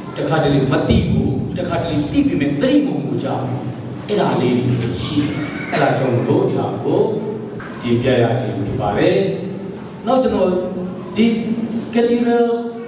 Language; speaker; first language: Burmese; non-native, local second language; Hakha Chin